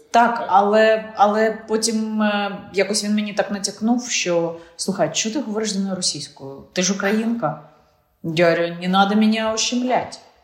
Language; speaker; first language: Ukrainian; non-native, local second language; Russian